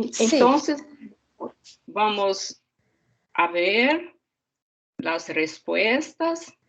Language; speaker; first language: Spanish; non-native, learner; Portuguese